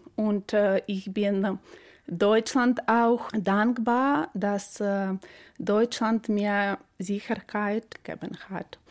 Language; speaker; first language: German; non-native, learner; Ukrainian